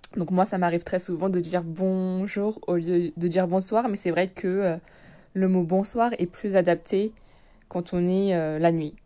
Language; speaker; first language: French; native; French